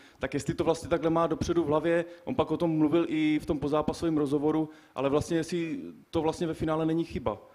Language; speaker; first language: Czech; native; Czech